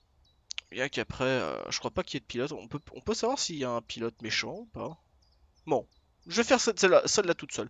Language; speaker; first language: French; native; French